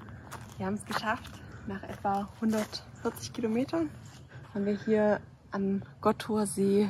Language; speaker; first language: German; native; German